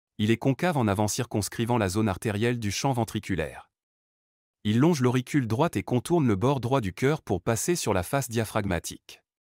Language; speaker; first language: French; non-native, local second language; Arabic